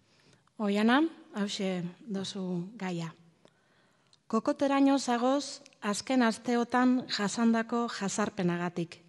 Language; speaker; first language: Basque; native; Basque